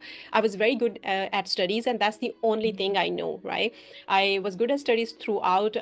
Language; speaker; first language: English; non-native, fluent; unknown